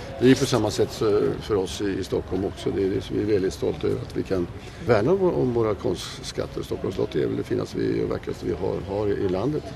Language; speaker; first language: Swedish; native; Swedish